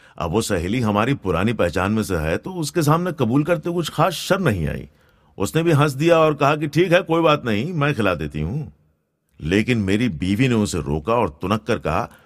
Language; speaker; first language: Hindi; non-native, local second language; Gujarati